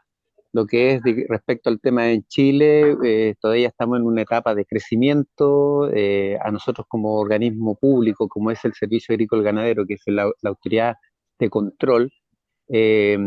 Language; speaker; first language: Spanish; native; Spanish